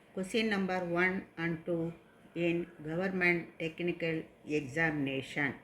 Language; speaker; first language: English; non-native, local second language; Tamil